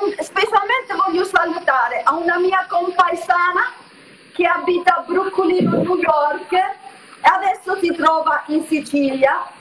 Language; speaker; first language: Italian; early bilingual, heritage; Italian